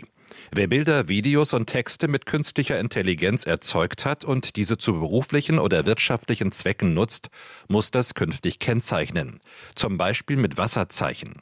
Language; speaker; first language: German; native; German